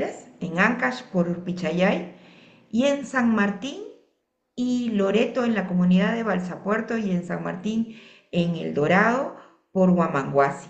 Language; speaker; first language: Spanish; native; Spanish